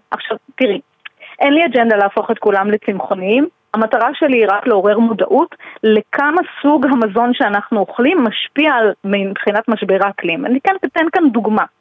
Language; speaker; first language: Hebrew; native; Hebrew